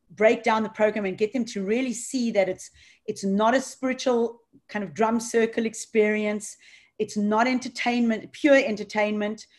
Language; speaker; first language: English; native; English